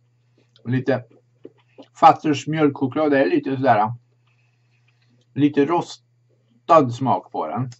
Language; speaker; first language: Swedish; native; Swedish